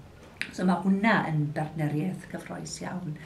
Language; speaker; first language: Welsh; native; Welsh